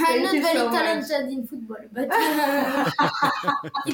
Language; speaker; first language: English; non-native, learner; French